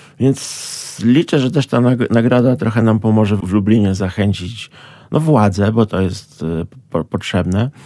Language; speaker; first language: Polish; native; Polish